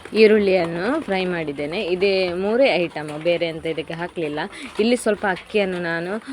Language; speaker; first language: Kannada; non-native, local second language; Tulu